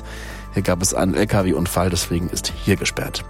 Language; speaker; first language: German; native; German